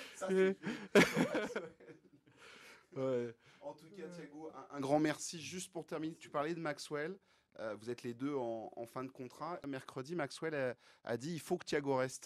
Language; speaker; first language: French; native; French